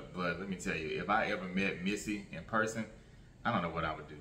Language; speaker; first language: English; native; English